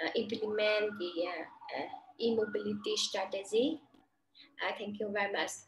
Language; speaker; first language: English; non-native, learner; Vietnamese